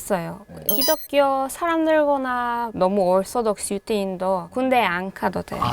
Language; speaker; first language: Korean; non-native, fluent; Hebrew